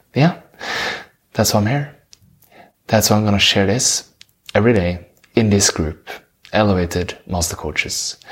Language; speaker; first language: English; non-native, fluent; Norwegian